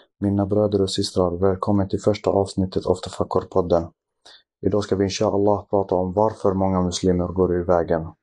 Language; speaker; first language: Swedish; early bilingual, other home language; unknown